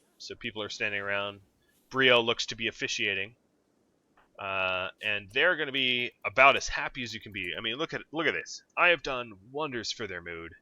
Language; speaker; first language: English; native; English